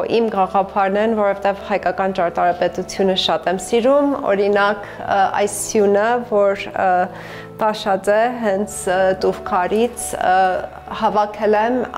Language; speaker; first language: Armenian; early bilingual, heritage; Armenian